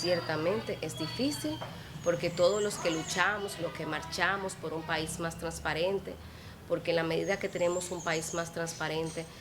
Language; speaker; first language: Spanish; native; Spanish